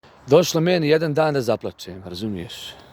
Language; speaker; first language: Bosnian; native; Bosnian